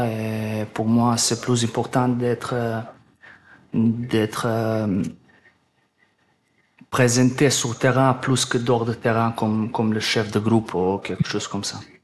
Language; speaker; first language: French; non-native, learner; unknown